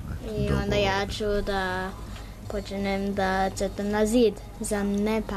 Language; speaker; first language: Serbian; early bilingual, heritage; English